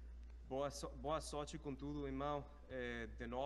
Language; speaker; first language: Portuguese; non-native, learner; English